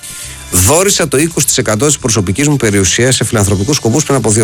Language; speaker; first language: Greek; native; Greek